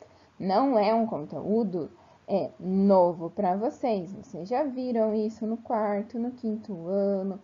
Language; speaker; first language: Portuguese; native; Portuguese